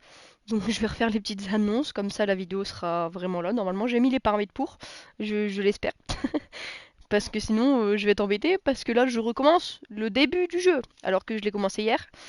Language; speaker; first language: French; native; French